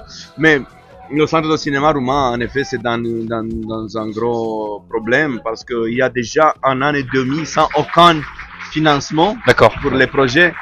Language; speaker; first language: French; non-native, fluent; Romanian